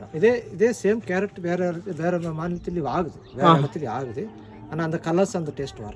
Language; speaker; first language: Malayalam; non-native, learner; Tamil